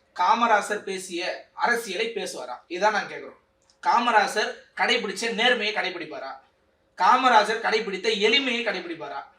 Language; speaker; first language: Tamil; native; Tamil